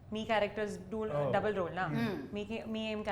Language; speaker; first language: Telugu; non-native, learner; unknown